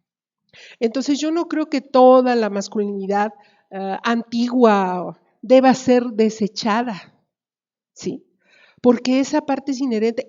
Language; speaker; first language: Spanish; native; Spanish